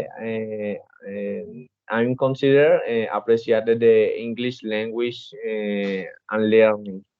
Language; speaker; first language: English; non-native, learner; Spanish